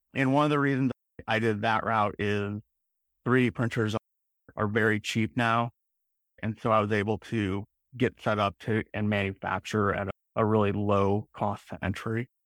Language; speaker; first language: English; native; English